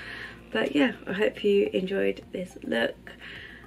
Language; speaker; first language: English; native; English